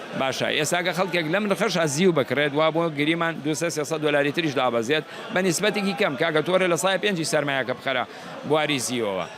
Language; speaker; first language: Central Kurdish; native; Central Kurdish